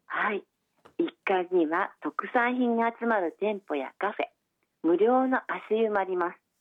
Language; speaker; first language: Japanese; native; Japanese